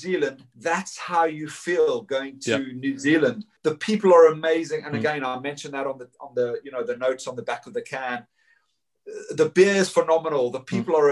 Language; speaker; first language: English; native; English